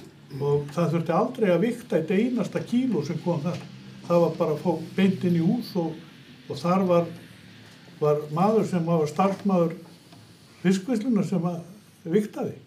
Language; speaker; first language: Icelandic; native; Icelandic